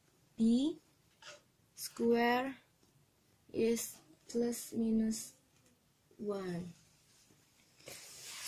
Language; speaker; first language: English; non-native, learner; Indonesian